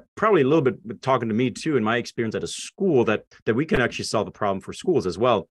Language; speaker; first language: English; non-native, fluent; German